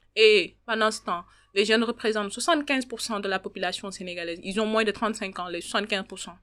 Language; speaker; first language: French; non-native, local second language; Wolof